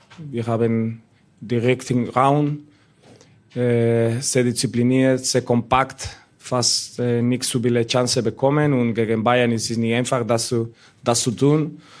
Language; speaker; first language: German; non-native, learner; Spanish